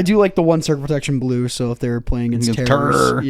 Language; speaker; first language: English; native; English